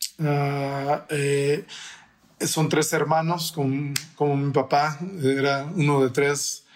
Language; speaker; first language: Spanish; early bilingual, heritage; Spanish